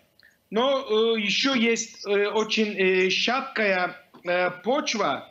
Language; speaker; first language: Russian; non-native, fluent; Turkish